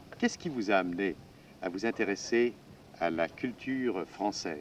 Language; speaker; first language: French; native; French